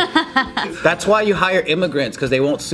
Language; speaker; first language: English; native; English